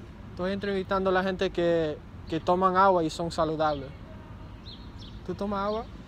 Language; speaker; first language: Spanish; early bilingual, heritage; Spanish